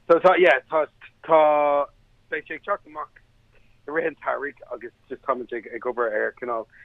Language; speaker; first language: Irish; non-native, local second language; English